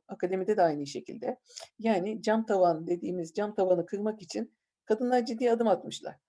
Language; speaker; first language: Turkish; native; Turkish